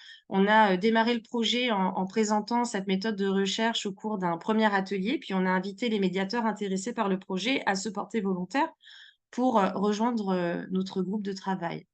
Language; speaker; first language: French; native; French